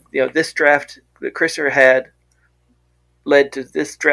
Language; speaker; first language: English; native; English